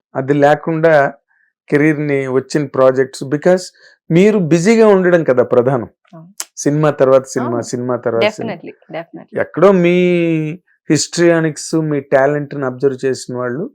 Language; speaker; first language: Telugu; native; Telugu